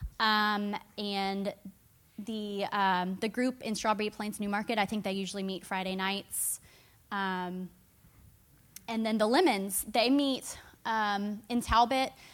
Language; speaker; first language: English; native; English